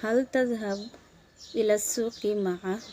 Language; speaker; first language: Arabic; non-native, learner; Assamese